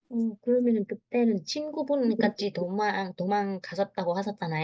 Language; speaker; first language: Korean; non-native, fluent; Vietnamese